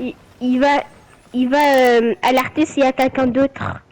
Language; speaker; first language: French; native; French